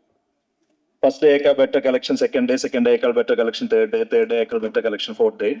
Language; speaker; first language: Tamil; non-native, learner; Malayalam